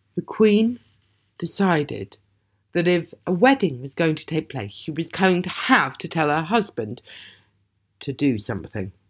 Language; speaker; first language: English; native; English